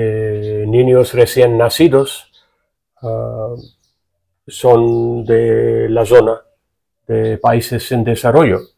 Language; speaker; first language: Spanish; non-native, fluent; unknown